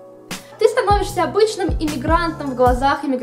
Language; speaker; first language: Russian; native; Russian